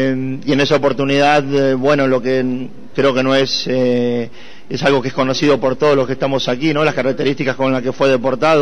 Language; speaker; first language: Spanish; native; Spanish